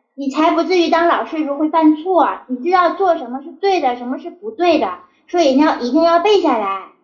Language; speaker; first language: Chinese; native; Chinese